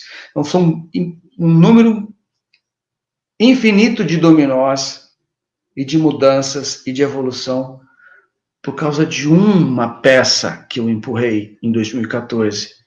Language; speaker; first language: Portuguese; native; Portuguese